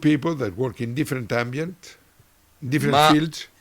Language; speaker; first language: English; non-native, learner; Italian